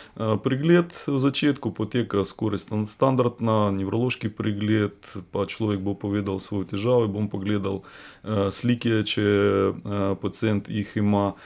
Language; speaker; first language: Slovenian; non-native, fluent; Russian